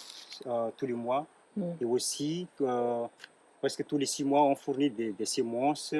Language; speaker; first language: French; non-native, local second language; Malagasy